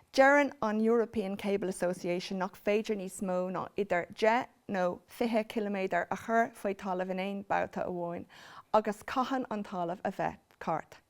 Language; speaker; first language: Irish; non-native, local second language; English